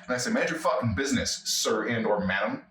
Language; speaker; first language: English; native; English